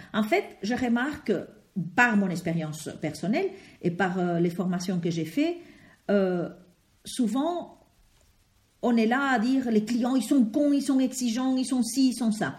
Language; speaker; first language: French; non-native, fluent; Spanish